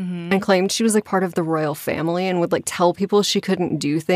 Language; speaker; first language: English; native; English